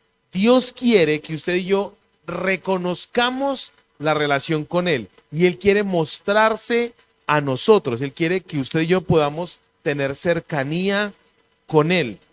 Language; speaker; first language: Spanish; native; Spanish